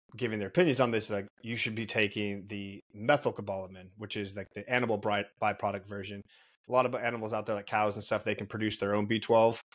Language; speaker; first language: English; native; English